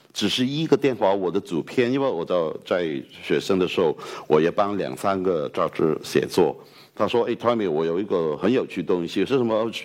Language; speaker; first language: Chinese; non-native, fluent; Cantonese